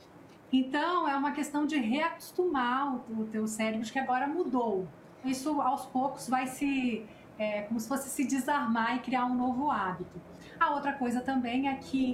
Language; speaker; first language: Portuguese; native; Portuguese